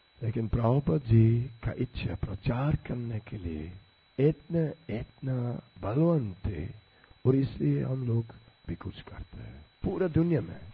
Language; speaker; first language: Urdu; non-native, learner; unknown